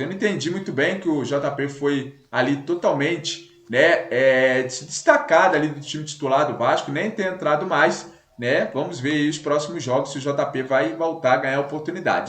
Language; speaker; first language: Portuguese; native; Portuguese